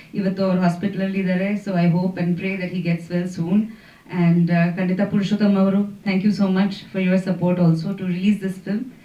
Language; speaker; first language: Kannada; non-native, fluent; Bangla